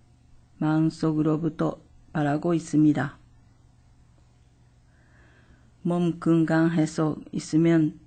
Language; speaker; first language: Korean; non-native, fluent; Japanese